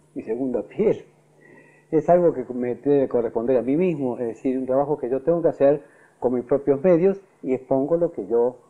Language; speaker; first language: Spanish; native; Spanish